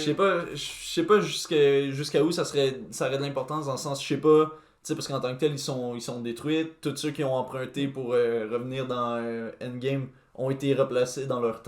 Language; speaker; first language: French; native; French